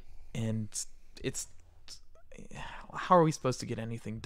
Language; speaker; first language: English; native; English